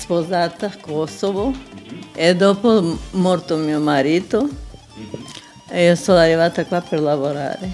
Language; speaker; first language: Italian; non-native, learner; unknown